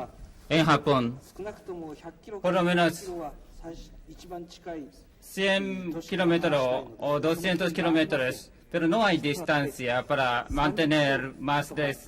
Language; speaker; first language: Spanish; non-native, learner; Japanese